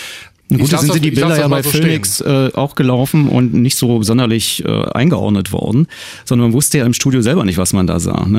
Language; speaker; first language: German; native; German